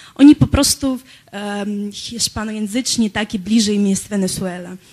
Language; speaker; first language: Polish; non-native, fluent; Ukrainian